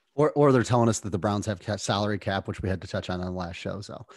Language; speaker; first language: English; native; English